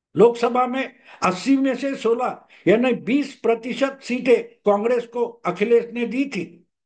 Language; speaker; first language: Hindi; non-native, local second language; Marathi